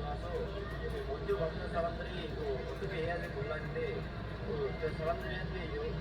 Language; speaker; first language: Korean; non-native, learner; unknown